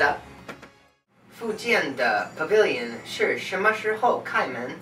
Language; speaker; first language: Chinese; non-native, learner; English